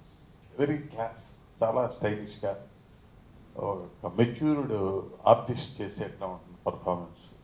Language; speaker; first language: Telugu; native; Telugu